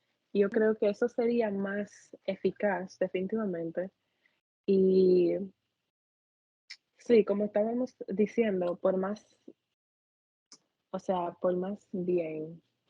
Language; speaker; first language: Spanish; non-native, fluent; English